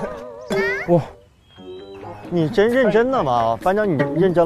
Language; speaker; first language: Chinese; native; Chinese